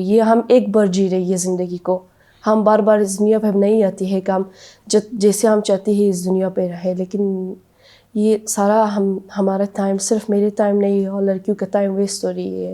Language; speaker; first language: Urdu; non-native, learner; Persian